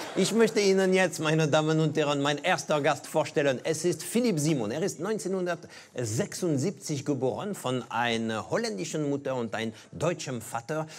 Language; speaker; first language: German; non-native, fluent; French